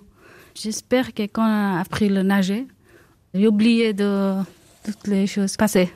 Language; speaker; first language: French; non-native, learner; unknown